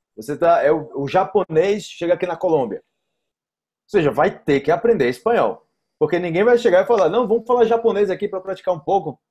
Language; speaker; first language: Portuguese; native; Portuguese